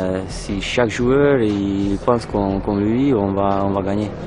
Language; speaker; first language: French; non-native, fluent; Hungarian